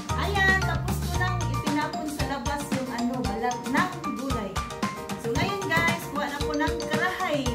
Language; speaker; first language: Filipino; non-native, local second language; Cebuano